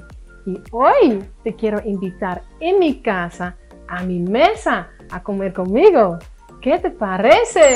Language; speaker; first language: Spanish; non-native, fluent; Dutch